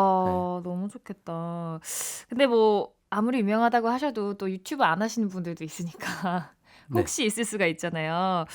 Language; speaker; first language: Korean; native; Korean